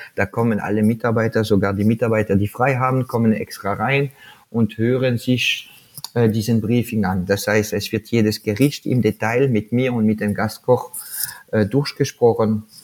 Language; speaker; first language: German; non-native, fluent; French